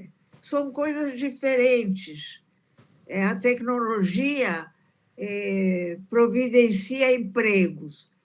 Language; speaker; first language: Portuguese; early bilingual, other home language; Italian